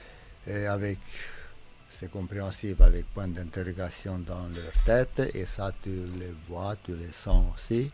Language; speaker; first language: French; non-native, fluent; Romanian